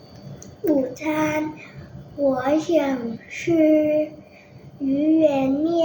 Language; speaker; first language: Chinese; non-native, learner; Thai